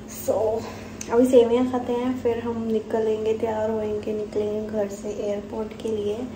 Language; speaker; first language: Hindi; non-native, local second language; Punjabi